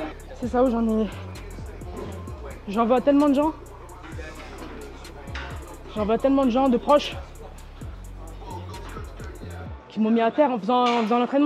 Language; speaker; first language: French; native; French